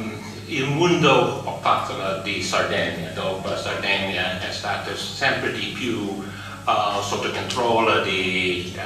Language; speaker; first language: Italian; non-native, fluent; English